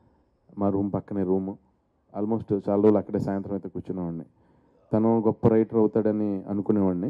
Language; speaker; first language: Telugu; native; Telugu